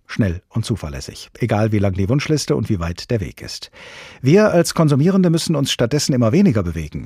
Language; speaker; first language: German; native; German